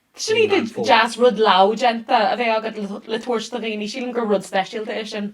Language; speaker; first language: Irish; non-native, local second language; English